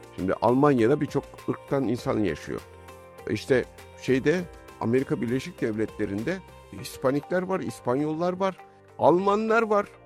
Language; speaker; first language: Turkish; native; Turkish